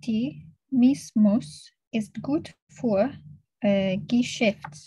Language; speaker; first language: German; non-native, learner; Arabic